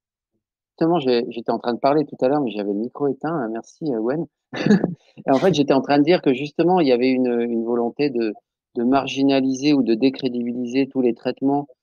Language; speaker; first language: French; native; French